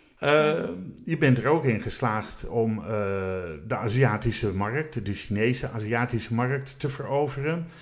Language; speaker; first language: Dutch; native; Dutch